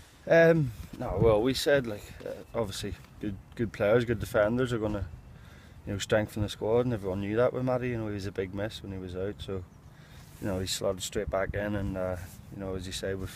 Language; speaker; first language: English; native; English